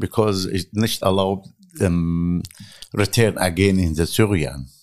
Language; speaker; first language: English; non-native, learner; Arabic